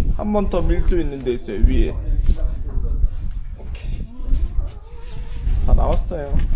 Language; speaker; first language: Korean; non-native, fluent; Mongolian